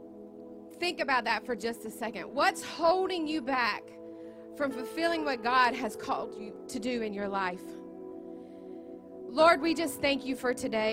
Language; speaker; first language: English; native; English